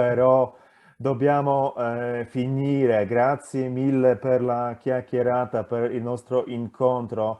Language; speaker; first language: Italian; non-native, fluent; Polish